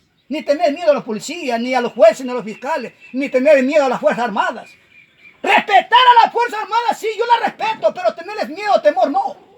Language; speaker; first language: Spanish; native; Spanish